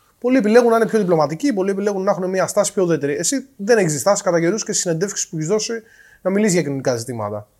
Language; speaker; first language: Greek; native; Greek